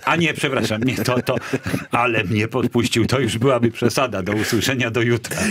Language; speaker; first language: Polish; native; Polish